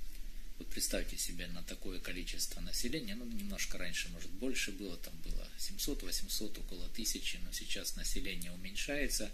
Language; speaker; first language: Russian; native; Russian